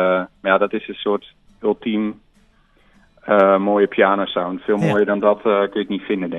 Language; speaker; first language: Dutch; native; Dutch